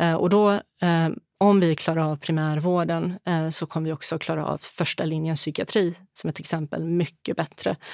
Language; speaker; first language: Swedish; early bilingual, other home language; Bosnian